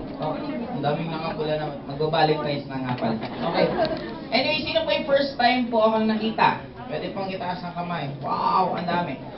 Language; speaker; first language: Filipino; non-native, local second language; Bikol